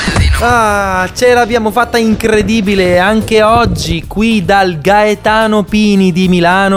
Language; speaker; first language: Italian; native; Italian